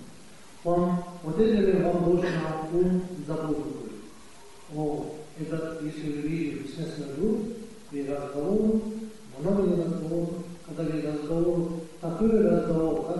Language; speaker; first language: Russian; non-native, learner; Tibetan